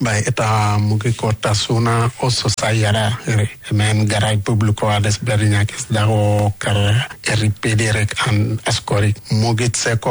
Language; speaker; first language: Basque; non-native, learner; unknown